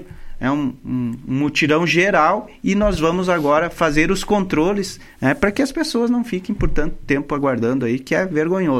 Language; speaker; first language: Portuguese; native; Portuguese